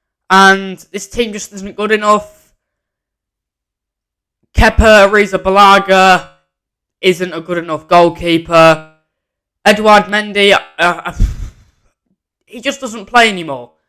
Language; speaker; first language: English; native; English